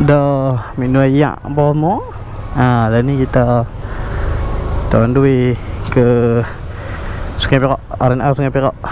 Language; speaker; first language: Malay; native; Malay